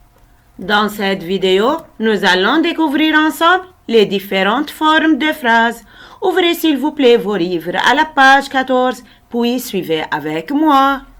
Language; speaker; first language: French; non-native, local second language; Arabic